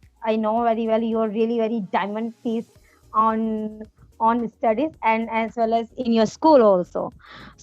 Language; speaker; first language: English; non-native, learner; Hindi